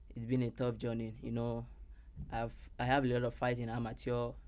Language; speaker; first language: English; non-native, local second language; Yoruba